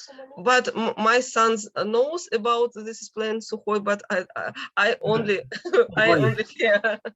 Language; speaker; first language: English; non-native, learner; Russian